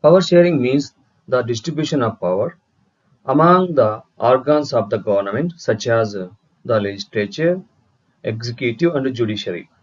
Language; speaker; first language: English; non-native, local second language; Telugu